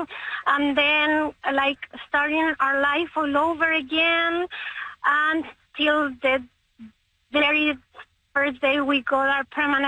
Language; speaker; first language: English; non-native, fluent; Spanish